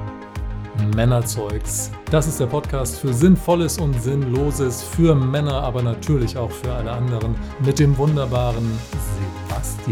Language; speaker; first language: German; native; German